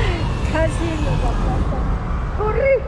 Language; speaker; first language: Spanish; native; Spanish